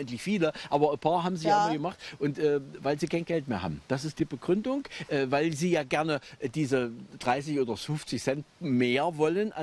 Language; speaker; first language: German; native; German